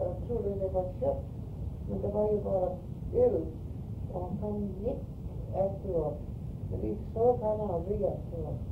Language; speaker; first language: Swedish; early bilingual, heritage; Swedish